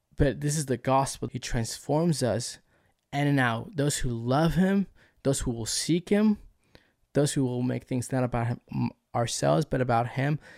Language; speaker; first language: English; early bilingual, other home language; Spanish